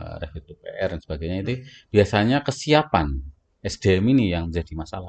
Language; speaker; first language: Indonesian; non-native, local second language; Javanese